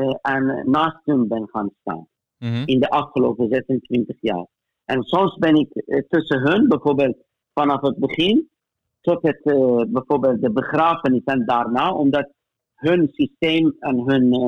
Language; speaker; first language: Dutch; non-native, fluent; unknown